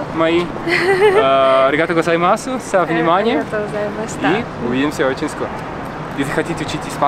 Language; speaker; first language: Russian; non-native, fluent; Spanish